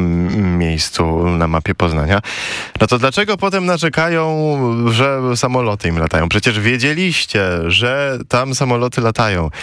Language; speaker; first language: Polish; native; Polish